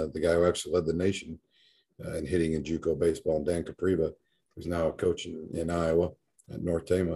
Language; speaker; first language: English; native; English